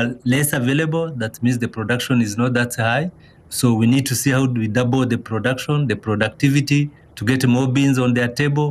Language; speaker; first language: English; non-native, local second language; Kinyarwanda